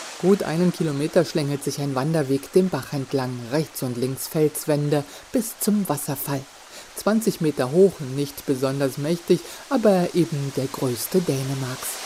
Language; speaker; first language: German; native; German